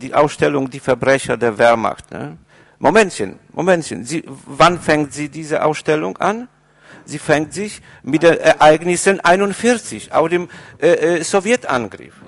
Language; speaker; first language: German; non-native, fluent; Polish